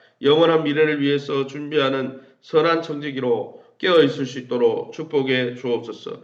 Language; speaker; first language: Korean; native; Korean